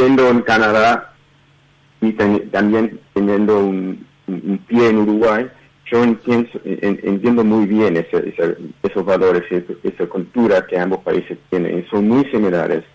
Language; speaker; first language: Spanish; early bilingual, heritage; Spanish